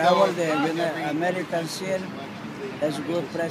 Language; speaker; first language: English; non-native, learner; Spanish